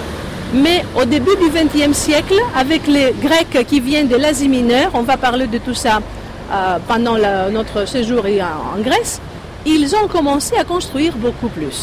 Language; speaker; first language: French; non-native, fluent; Greek